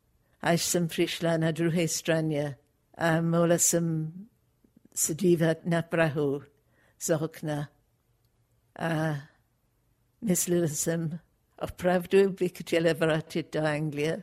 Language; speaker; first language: Czech; non-native, fluent; English